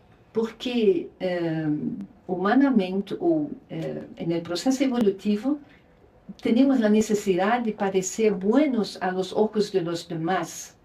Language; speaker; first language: Spanish; non-native, fluent; Luxembourgish